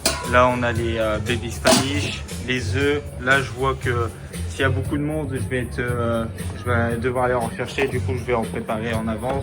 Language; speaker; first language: French; native; French